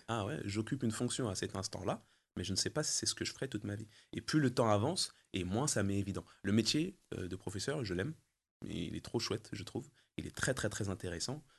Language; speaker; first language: French; early bilingual, other home language; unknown